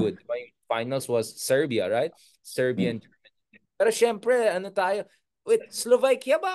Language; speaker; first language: English; non-native, local second language; Filipino